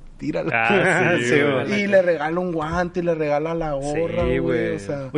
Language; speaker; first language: Spanish; native; Spanish